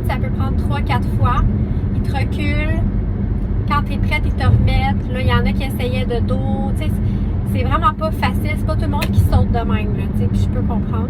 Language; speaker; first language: French; native; French